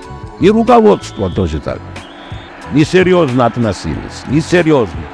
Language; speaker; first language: Russian; non-native, local second language; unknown